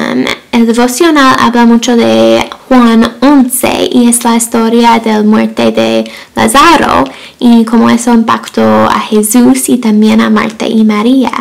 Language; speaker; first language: Spanish; non-native, fluent; English